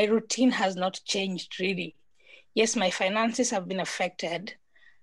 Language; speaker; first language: English; non-native, local second language; Kikuyu